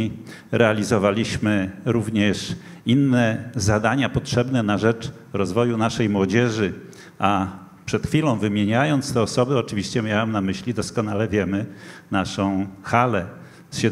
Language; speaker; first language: Polish; native; Polish